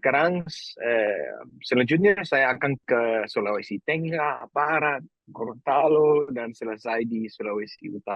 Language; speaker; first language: Indonesian; non-native, fluent; Danish